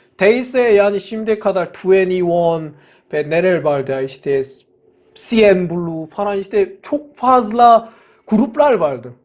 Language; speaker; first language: Turkish; non-native, fluent; Korean